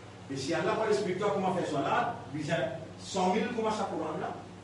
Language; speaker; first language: French; non-native, local second language; Morisyen